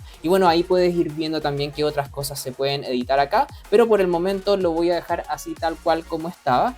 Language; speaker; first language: Spanish; native; Spanish